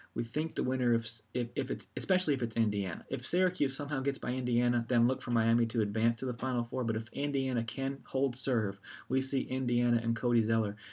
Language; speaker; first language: English; native; English